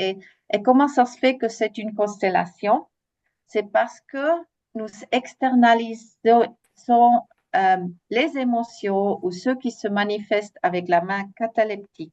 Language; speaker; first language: French; non-native, fluent; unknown